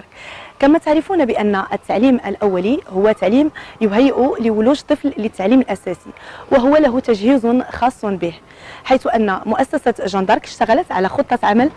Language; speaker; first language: Arabic; native; Arabic